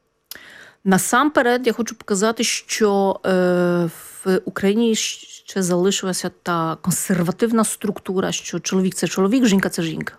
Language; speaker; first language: Ukrainian; non-native, fluent; Polish